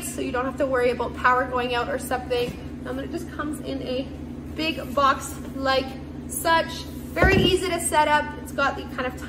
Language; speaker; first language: English; native; English